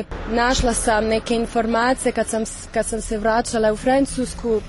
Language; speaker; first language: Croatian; non-native, learner; French